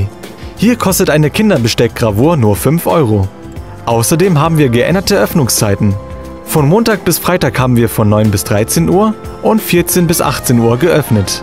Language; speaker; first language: German; native; German